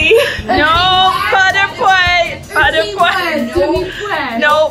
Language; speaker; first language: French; non-native, learner; English